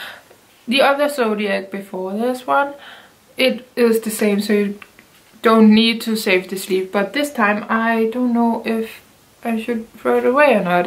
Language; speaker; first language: English; non-native, fluent; Danish